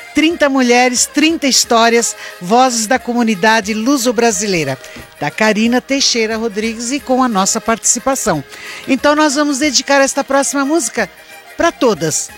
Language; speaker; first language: Portuguese; native; Portuguese